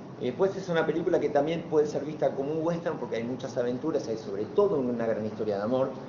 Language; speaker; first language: Spanish; native; Spanish